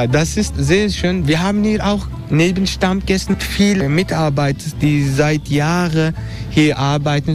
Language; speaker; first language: German; non-native, fluent; Turkish